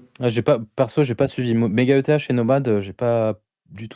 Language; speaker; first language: French; native; French